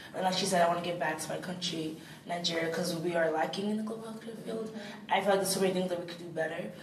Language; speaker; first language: English; native; English